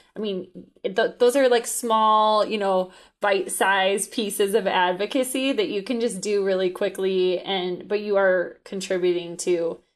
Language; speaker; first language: English; native; English